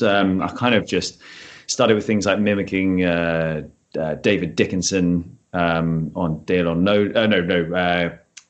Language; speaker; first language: English; native; English